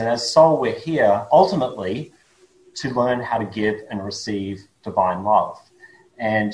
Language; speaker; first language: English; native; English